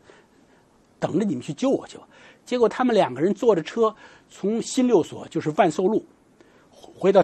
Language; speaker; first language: Chinese; native; Chinese